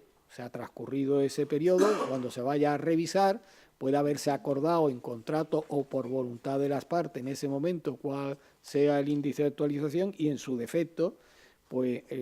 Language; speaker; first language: Spanish; native; Spanish